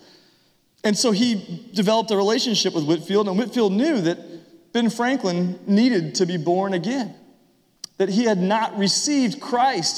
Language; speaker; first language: English; native; English